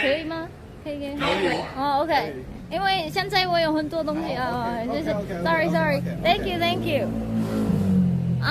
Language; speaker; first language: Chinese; non-native, learner; Korean